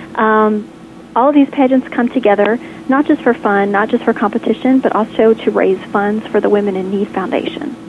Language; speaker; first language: English; native; English